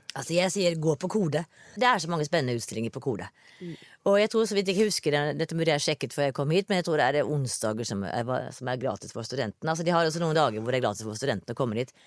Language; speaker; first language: Norwegian; native; Norwegian